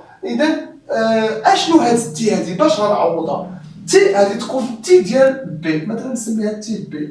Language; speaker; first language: Arabic; native; Arabic